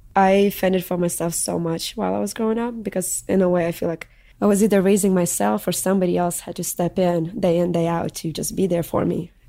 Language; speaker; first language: English; early bilingual, other home language; Russian